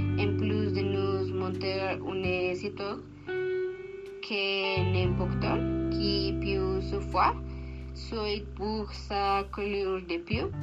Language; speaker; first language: French; non-native, learner; Spanish